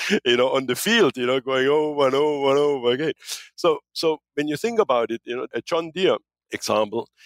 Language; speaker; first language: English; non-native, fluent; German